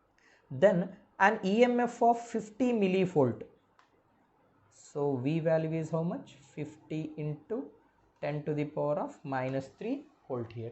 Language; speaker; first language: English; non-native, local second language; Kannada